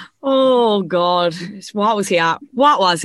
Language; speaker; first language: English; native; English